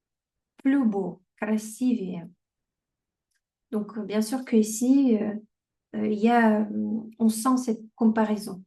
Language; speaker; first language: French; non-native, fluent; Russian